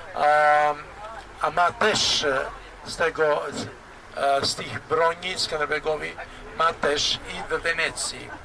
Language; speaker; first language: Polish; non-native, learner; Albanian